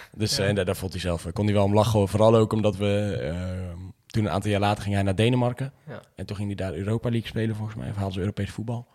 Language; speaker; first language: Dutch; native; Dutch